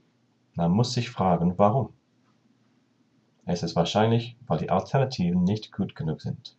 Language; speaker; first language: German; non-native, learner; English